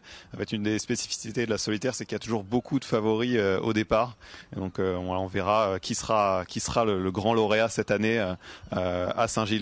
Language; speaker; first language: French; native; French